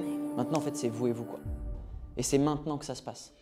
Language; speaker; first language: French; native; French